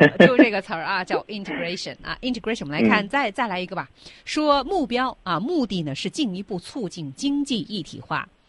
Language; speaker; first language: Chinese; native; Chinese